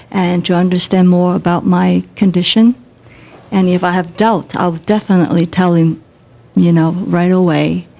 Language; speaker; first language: English; non-native, local second language; Cantonese